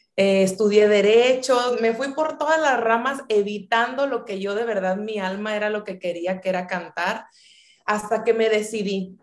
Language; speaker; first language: Spanish; native; Spanish